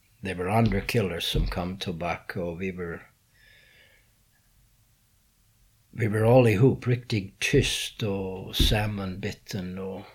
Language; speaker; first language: Swedish; non-native, learner; English